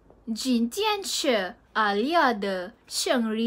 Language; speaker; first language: Chinese; non-native, learner; Malay